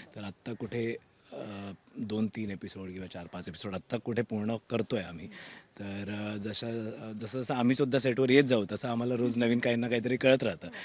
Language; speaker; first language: Marathi; native; Marathi